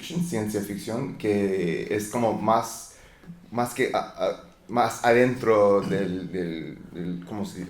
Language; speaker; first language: Spanish; non-native, learner; English